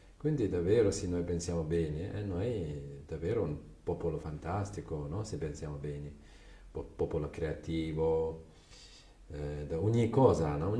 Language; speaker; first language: Italian; non-native, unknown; Tibetan